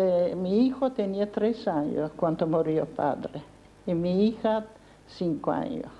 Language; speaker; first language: Spanish; non-native, learner; Armenian